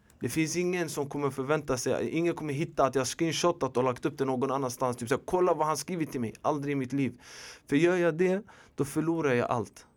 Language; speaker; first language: Swedish; early bilingual, other home language; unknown